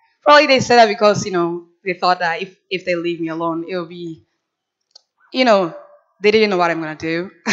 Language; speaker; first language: English; non-native, fluent; Japanese